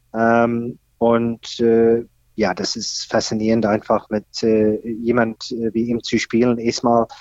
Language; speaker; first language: German; non-native, fluent; English